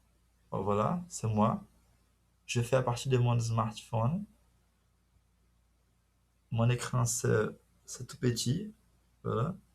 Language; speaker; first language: French; non-native, fluent; Portuguese